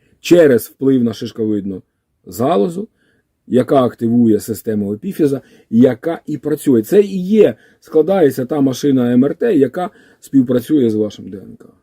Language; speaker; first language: Ukrainian; native; Ukrainian